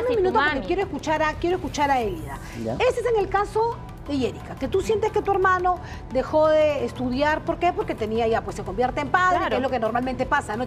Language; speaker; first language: Spanish; native; Spanish